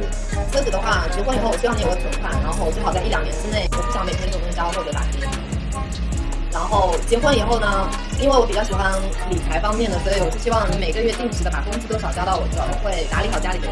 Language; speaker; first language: Chinese; native; Chinese